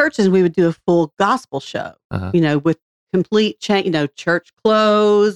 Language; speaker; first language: English; native; English